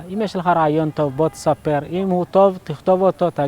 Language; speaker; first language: Hebrew; native; Hebrew